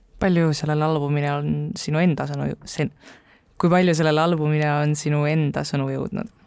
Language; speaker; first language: Estonian; native; Estonian